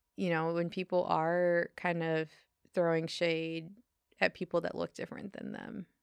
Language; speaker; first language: English; native; English